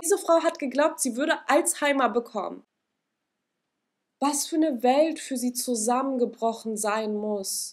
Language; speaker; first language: German; native; German